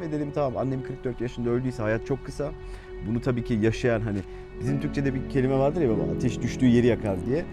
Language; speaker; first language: Turkish; early bilingual, heritage; Turkish